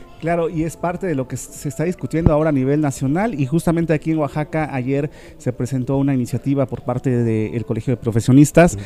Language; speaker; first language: Spanish; native; Spanish